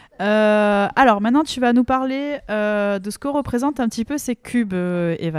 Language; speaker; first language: French; native; French